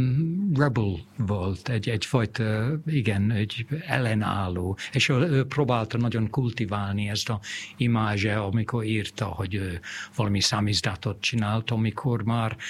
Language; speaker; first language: Hungarian; non-native, fluent; English